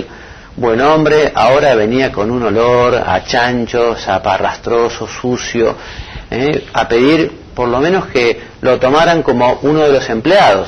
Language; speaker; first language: Spanish; native; Spanish